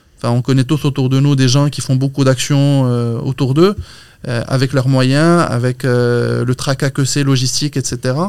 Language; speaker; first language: French; non-native, local second language; Arabic